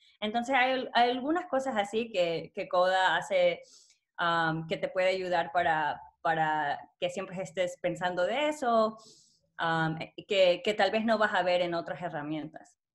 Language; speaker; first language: Spanish; early bilingual, heritage; Spanish